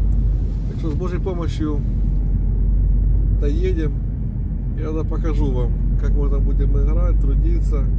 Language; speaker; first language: Russian; native; Russian